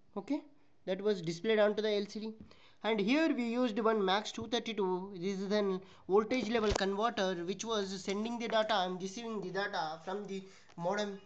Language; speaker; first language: English; non-native, local second language; Telugu